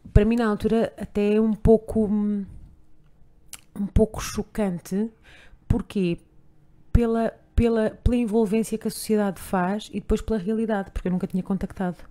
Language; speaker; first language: Portuguese; native; Portuguese